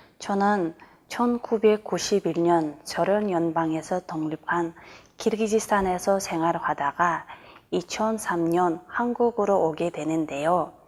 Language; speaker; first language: Korean; non-native, fluent; Kyrgyz